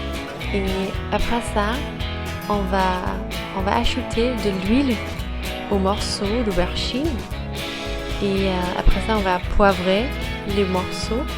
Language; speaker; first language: French; non-native, fluent; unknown